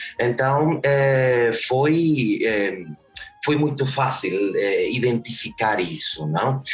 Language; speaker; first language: Portuguese; early bilingual, heritage; Spanish